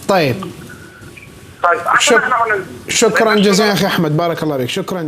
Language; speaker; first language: Arabic; native; Arabic